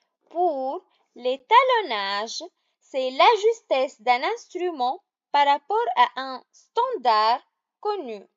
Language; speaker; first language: French; non-native, local second language; Arabic